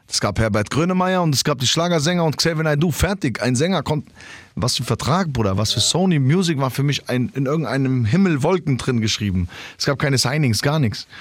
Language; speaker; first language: German; early bilingual, other home language; Albanian